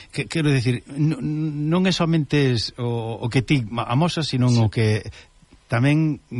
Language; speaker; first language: Galician; native; Galician